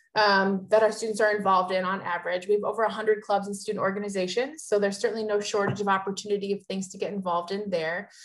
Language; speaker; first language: English; native; English